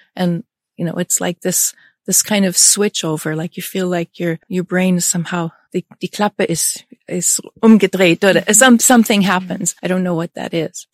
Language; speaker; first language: English; early bilingual, other home language; German